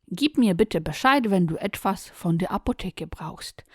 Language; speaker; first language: German; non-native, fluent; Polish